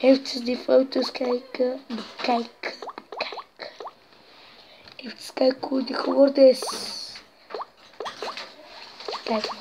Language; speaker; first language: Dutch; non-native, local second language; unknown